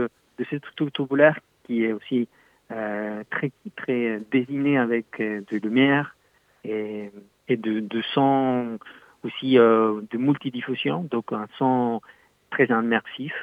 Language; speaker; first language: French; non-native, fluent; Spanish